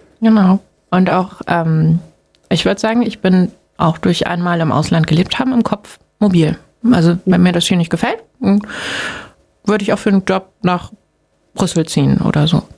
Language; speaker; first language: German; native; German